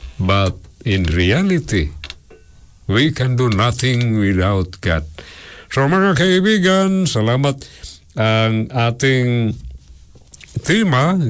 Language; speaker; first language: Filipino; non-native, local second language; Cebuano